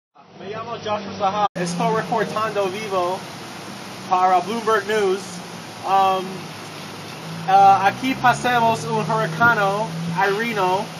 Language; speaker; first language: Spanish; non-native, learner; English